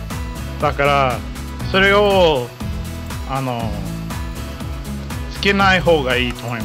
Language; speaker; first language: Japanese; non-native, fluent; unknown